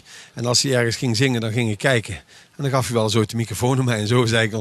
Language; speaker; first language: Dutch; native; Dutch